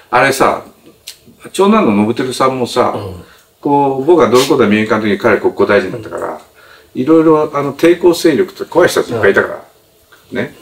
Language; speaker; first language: Japanese; native; Japanese